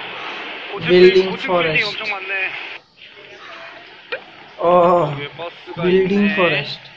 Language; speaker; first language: English; non-native, learner; Bangla